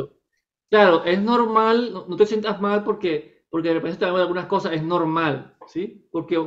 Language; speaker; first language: Spanish; native; Spanish